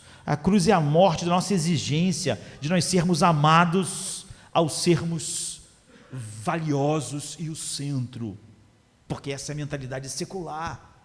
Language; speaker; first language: Portuguese; native; Portuguese